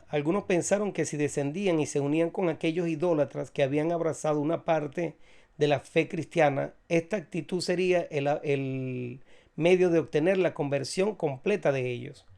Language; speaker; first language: Spanish; native; Spanish